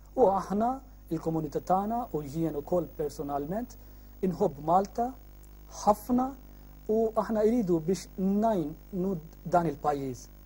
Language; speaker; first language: Maltese; non-native, learner; Urdu